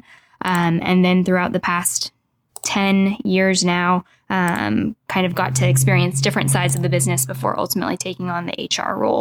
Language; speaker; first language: English; native; English